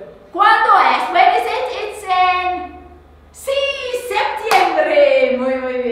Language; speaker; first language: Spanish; non-native, learner; English